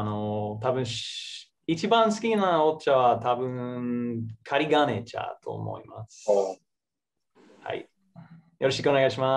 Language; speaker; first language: Japanese; non-native, learner; English